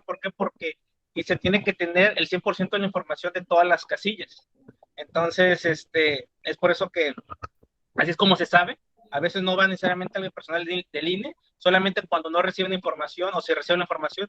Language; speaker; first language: Spanish; native; Spanish